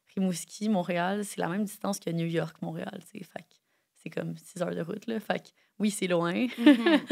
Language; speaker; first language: French; native; French